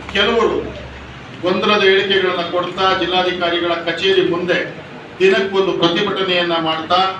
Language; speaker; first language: Kannada; native; Kannada